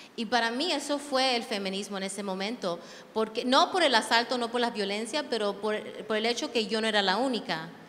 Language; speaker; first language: Spanish; early bilingual, heritage; Spanish